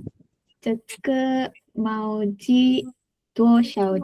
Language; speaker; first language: Chinese; non-native, learner; Tamil